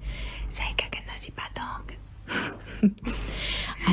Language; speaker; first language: Indonesian; non-native, fluent; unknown